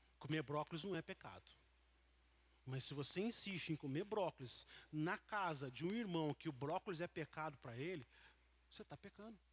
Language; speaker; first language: Portuguese; native; Portuguese